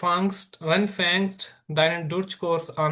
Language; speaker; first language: German; non-native, learner; Urdu